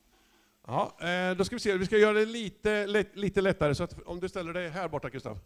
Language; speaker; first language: Swedish; native; Swedish